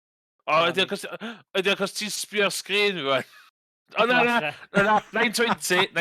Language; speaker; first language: Welsh; native; Welsh